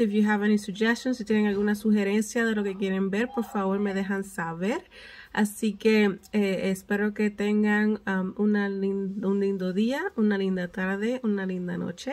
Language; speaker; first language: Spanish; native; Spanish